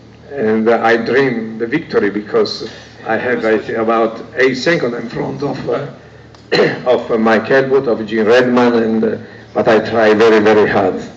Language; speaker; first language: English; non-native, learner; Italian